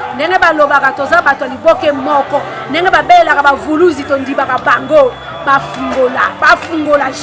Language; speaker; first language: Lingala; non-native, local second language; Kongo